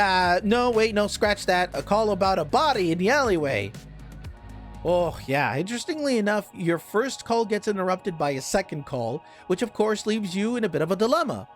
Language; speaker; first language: English; native; English